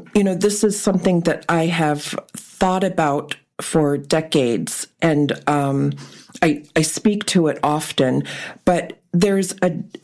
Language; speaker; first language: English; early bilingual, other home language; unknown